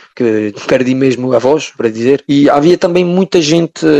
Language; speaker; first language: Portuguese; early bilingual, heritage; French